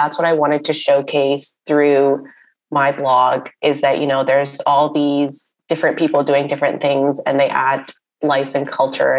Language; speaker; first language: English; non-native, local second language; Urdu